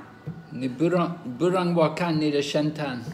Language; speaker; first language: Chinese; non-native, learner; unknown